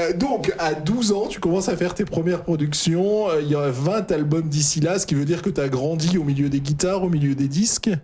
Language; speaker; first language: French; native; French